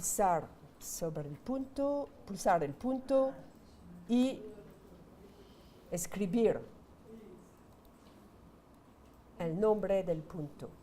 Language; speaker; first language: Spanish; non-native, fluent; French